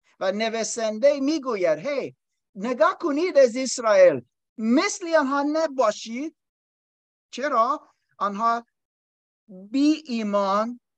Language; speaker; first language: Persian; non-native, learner; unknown